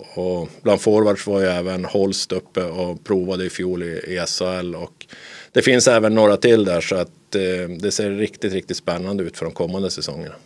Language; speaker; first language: Swedish; native; Swedish